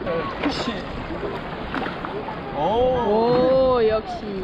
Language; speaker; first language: Korean; non-native, fluent; Turkish